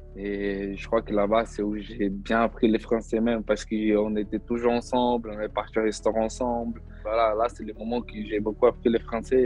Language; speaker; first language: French; non-native, learner; Portuguese